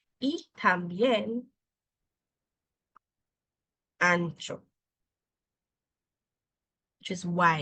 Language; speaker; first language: Spanish; non-native, fluent; English